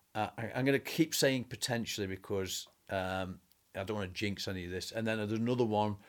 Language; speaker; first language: English; native; English